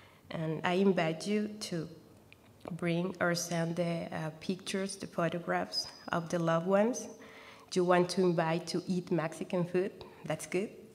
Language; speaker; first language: English; non-native, fluent; Spanish